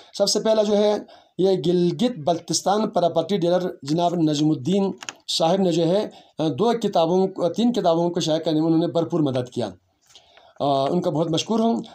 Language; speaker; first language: Urdu; non-native, local second language; Balti